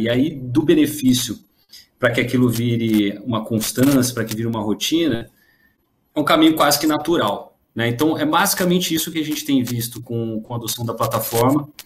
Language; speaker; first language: Portuguese; native; Portuguese